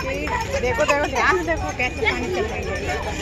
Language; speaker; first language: Hindi; native; Hindi